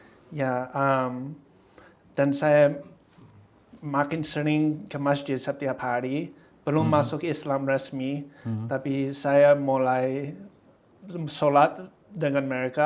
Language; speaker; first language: Indonesian; non-native, fluent; English